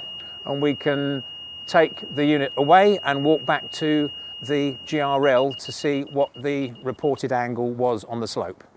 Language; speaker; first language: English; native; English